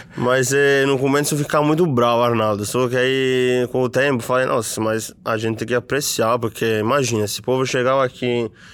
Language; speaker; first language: Portuguese; non-native, fluent; Italian